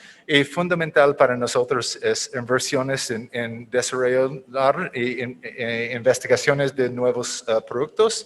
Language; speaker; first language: Spanish; non-native, fluent; English